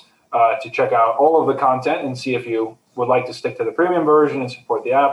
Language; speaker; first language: English; native; English